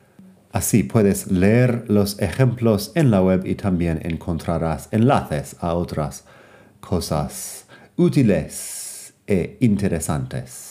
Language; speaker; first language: Spanish; non-native, fluent; English